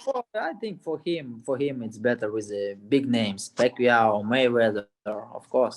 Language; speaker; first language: English; non-native, learner; Russian